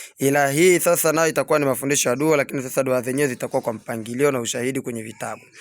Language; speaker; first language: Swahili; native; Swahili